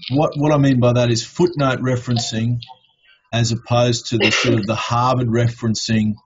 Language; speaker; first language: English; native; English